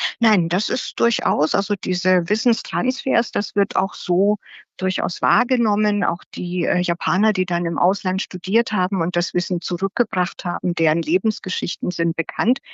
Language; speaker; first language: German; native; German